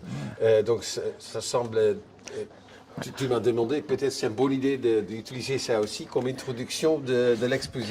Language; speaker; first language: French; non-native, fluent; Dutch